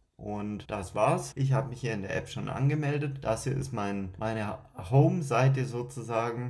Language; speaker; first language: German; native; German